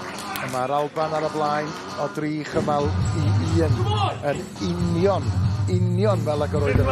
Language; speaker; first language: Welsh; native; Welsh